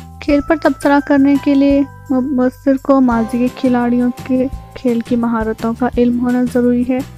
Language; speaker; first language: Urdu; native; Urdu